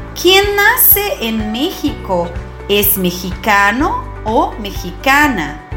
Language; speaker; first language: Spanish; non-native, fluent; Portuguese